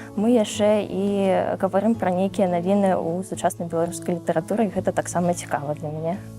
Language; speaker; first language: Belarusian; non-native, local second language; Russian